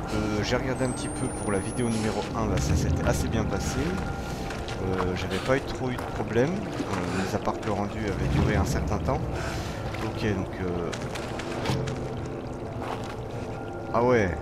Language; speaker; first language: French; native; French